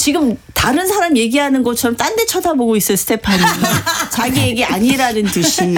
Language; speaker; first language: Korean; native; Korean